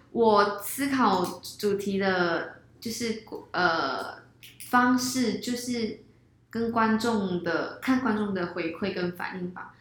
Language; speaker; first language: Chinese; native; Chinese